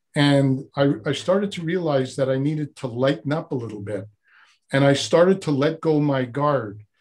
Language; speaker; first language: English; native; English